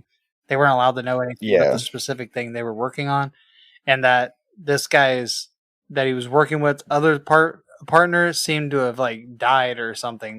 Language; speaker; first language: English; native; English